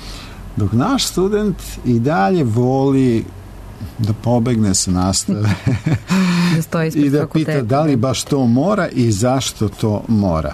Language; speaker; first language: Serbian; native; Serbian